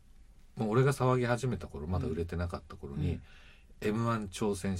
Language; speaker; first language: Japanese; native; Japanese